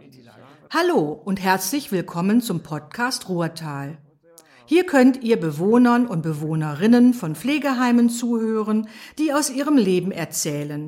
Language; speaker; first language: German; native; German